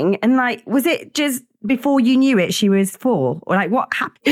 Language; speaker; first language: English; native; English